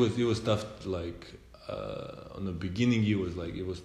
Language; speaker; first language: English; non-native, learner; Serbian